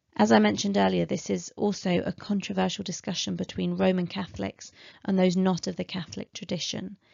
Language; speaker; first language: English; native; English